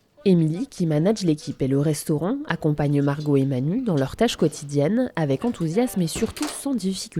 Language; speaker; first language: French; native; French